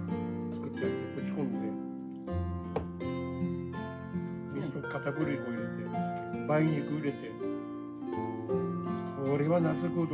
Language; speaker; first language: Japanese; native; Japanese